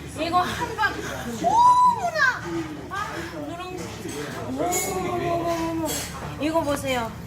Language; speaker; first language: Korean; non-native, fluent; French